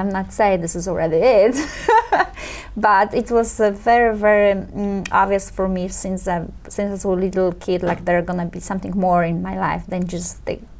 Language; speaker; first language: English; non-native, fluent; Polish